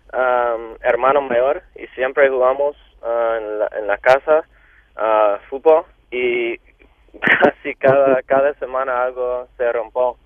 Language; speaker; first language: Spanish; non-native, local second language; English